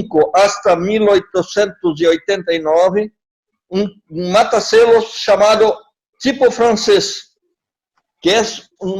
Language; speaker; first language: Spanish; non-native, learner; Portuguese